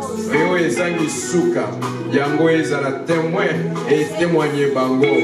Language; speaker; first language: French; non-native, local second language; Lingala